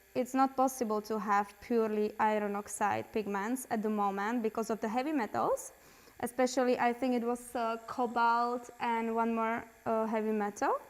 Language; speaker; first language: English; non-native, fluent; Slovak